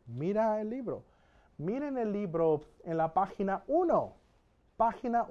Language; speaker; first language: Spanish; non-native, fluent; English